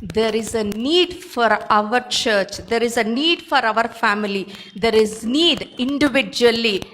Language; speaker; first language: English; non-native, local second language; Telugu